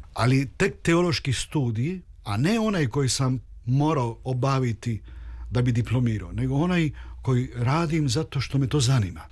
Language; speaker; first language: Serbian; early bilingual, heritage; Croatian